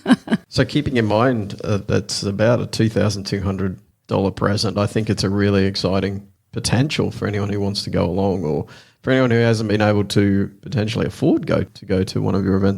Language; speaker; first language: English; native; English